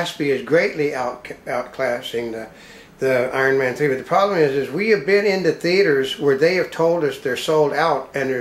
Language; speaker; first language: English; native; English